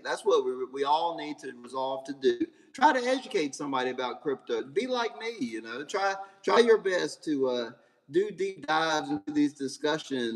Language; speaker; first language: English; native; English